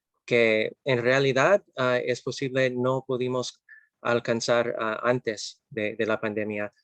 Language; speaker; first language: Spanish; non-native, fluent; English